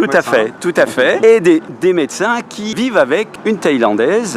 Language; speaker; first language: French; native; French